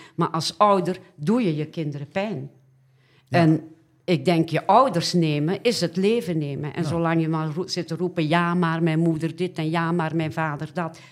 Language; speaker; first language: Dutch; native; Dutch